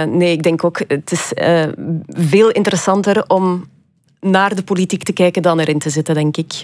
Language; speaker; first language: Dutch; native; Dutch